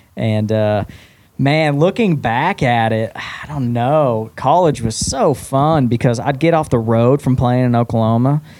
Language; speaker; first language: English; native; English